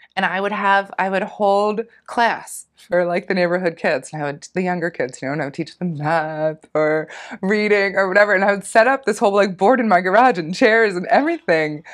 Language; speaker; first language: English; native; English